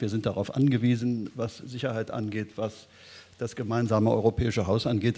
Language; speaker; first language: German; native; German